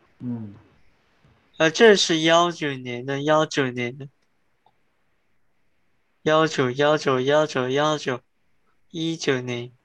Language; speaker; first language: Chinese; early bilingual, heritage; Chinese